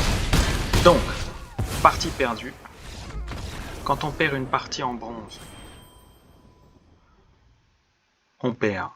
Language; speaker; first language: French; native; French